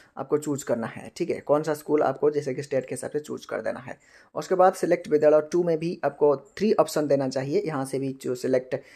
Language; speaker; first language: Hindi; non-native, local second language; Bangla